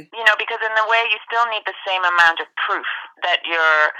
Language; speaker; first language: English; native; English